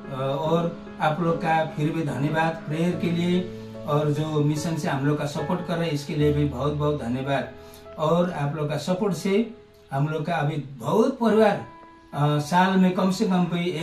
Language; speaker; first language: Hindi; non-native, local second language; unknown